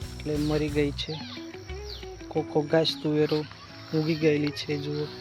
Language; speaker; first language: Gujarati; non-native, local second language; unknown